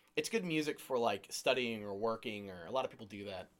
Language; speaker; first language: English; native; English